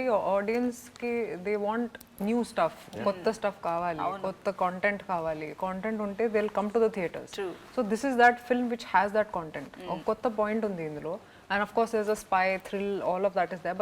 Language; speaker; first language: Telugu; non-native, fluent; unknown